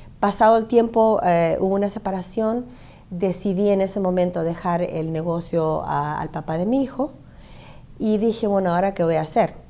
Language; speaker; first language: Spanish; native; Spanish